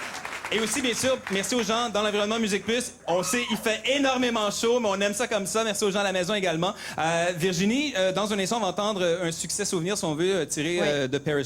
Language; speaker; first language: French; native; French